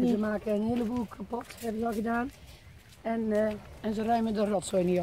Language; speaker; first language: Dutch; native; Dutch